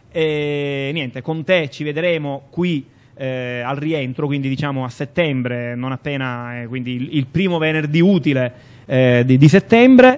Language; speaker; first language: Italian; native; Italian